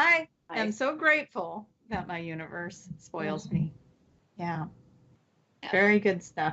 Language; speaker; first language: English; native; English